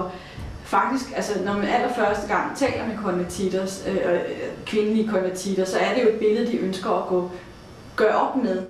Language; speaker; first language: Danish; native; Danish